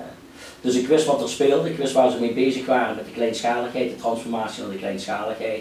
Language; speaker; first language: Dutch; native; Dutch